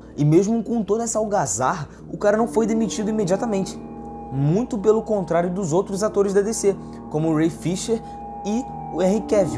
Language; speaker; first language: Portuguese; native; Portuguese